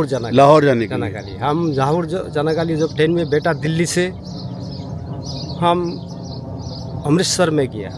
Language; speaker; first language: Hindi; non-native, fluent; Pashto